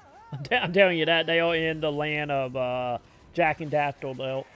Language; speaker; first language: English; native; English